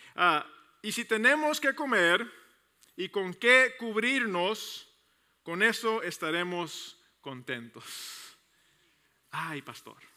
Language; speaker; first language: Spanish; early bilingual, heritage; Spanish